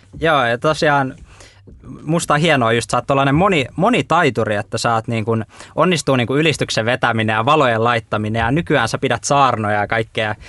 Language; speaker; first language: Finnish; native; Finnish